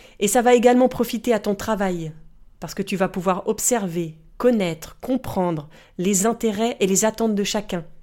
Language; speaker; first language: French; native; French